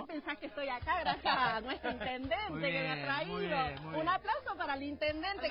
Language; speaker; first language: Spanish; native; Spanish